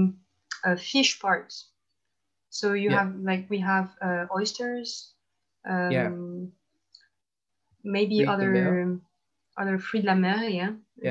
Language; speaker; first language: English; non-native, fluent; French